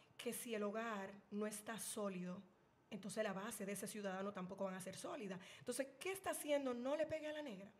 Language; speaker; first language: Spanish; native; Spanish